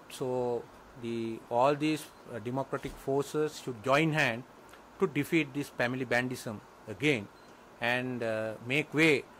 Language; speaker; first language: English; non-native, local second language; Sinhala